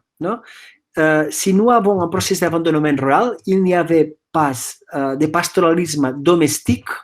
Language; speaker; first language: French; non-native, fluent; Catalan